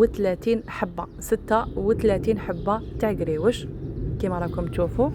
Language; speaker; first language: Arabic; native; Arabic